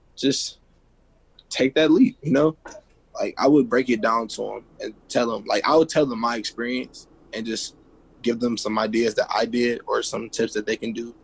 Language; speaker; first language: English; native; English